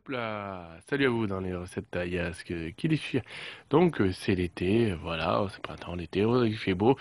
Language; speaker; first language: French; native; French